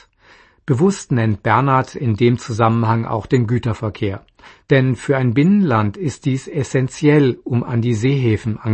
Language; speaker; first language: German; native; German